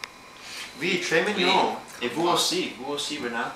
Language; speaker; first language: French; non-native, learner; English